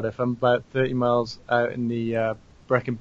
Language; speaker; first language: English; native; English